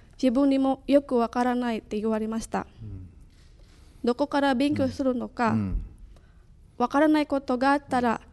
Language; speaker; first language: Japanese; non-native, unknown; Indonesian